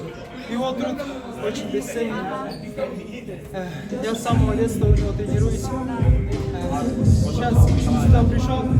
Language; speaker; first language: Russian; non-native, local second language; Kyrgyz